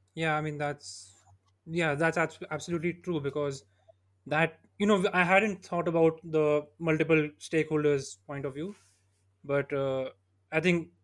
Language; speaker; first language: English; non-native, local second language; Hindi